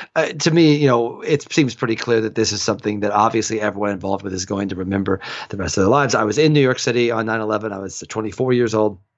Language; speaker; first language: English; native; English